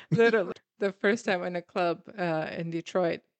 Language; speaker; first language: English; non-native, fluent; German